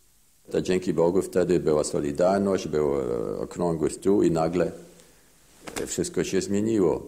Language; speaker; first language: Polish; early bilingual, heritage; Polish